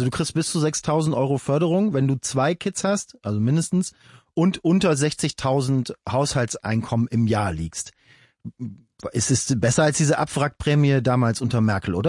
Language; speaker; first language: German; native; German